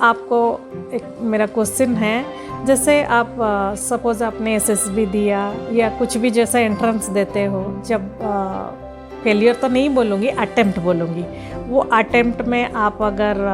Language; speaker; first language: Hindi; non-native, local second language; Odia